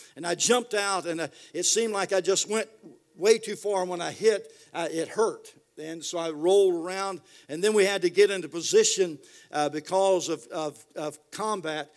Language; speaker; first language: English; native; English